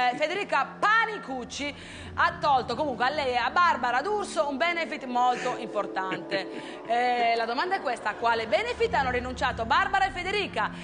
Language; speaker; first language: Italian; native; Italian